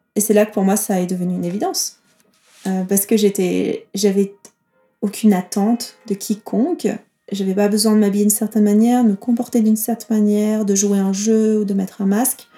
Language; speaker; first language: French; native; French